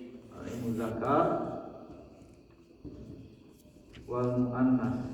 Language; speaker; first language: Arabic; non-native, fluent; Indonesian